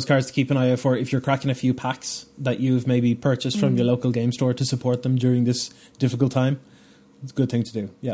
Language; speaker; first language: English; native; English